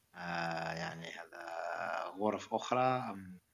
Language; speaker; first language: Arabic; native; Arabic